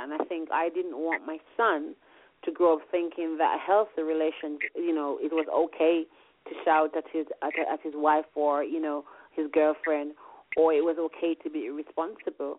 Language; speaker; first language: English; non-native, local second language; Jamaican Creole English